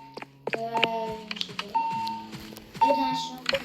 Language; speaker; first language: French; native; French